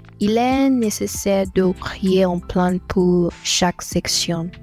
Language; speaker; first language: French; non-native, learner; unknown